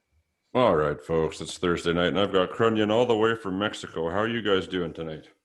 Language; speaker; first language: English; native; English